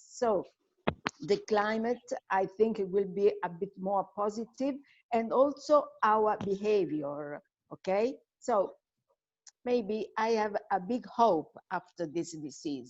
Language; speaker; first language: English; non-native, fluent; Italian